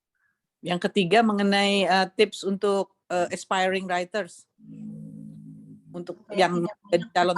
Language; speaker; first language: Indonesian; native; Indonesian